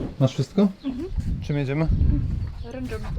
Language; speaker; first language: Polish; native; Polish